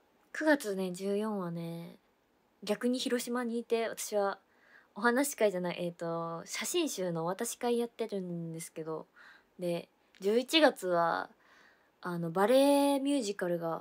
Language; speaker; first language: Japanese; native; Japanese